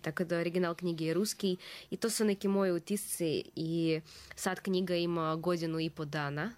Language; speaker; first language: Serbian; non-native, fluent; Russian